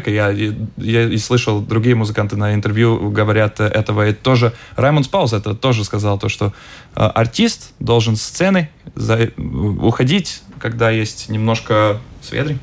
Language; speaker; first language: Russian; non-native, local second language; Latvian